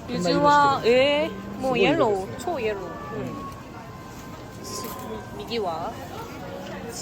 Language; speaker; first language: Japanese; non-native, fluent; Korean